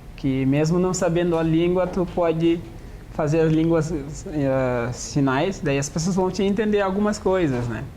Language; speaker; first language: Portuguese; non-native, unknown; Wolof